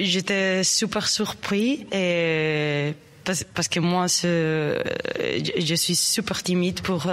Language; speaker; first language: French; non-native, learner; Spanish